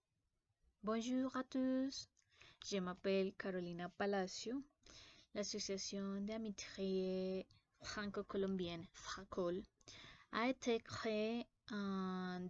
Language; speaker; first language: French; non-native, learner; Spanish